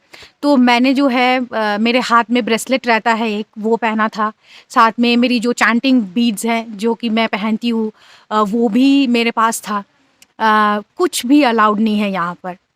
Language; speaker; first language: Hindi; native; Hindi